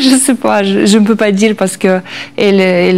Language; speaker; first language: French; non-native, learner; Russian